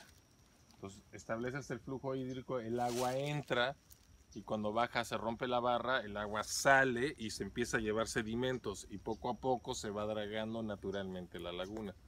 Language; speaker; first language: Spanish; native; Spanish